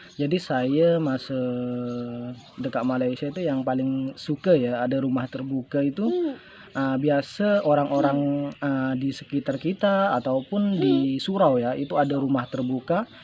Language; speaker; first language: Malay; non-native, fluent; Indonesian